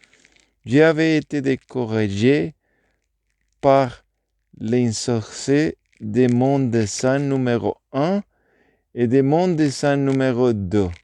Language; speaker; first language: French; non-native, learner; Spanish